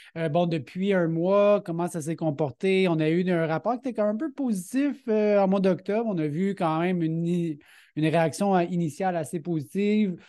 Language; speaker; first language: French; native; French